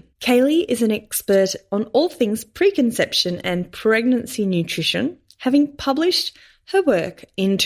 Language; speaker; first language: English; native; English